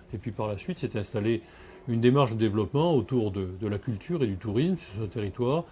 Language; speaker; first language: French; native; French